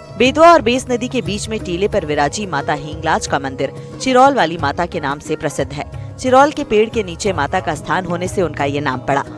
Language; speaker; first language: Hindi; native; Hindi